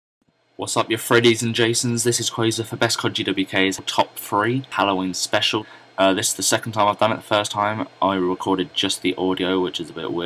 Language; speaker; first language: English; native; English